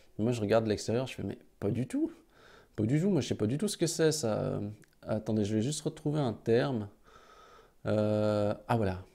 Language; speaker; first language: French; native; French